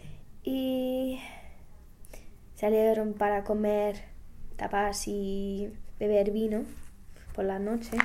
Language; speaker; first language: Spanish; non-native, learner; English